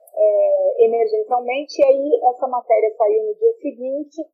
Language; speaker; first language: Portuguese; native; Portuguese